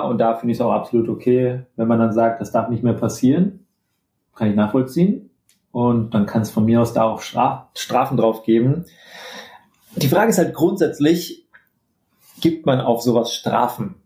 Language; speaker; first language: German; native; German